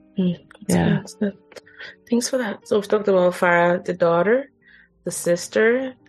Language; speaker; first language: English; non-native, local second language; Yoruba